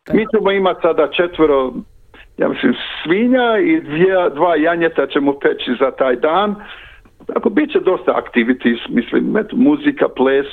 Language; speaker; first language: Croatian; early bilingual, other home language; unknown